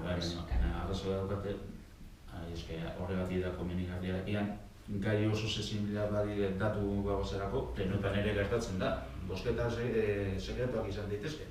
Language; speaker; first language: Basque; native; Basque